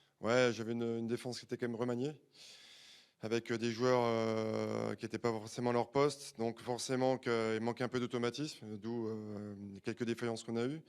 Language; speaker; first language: French; native; French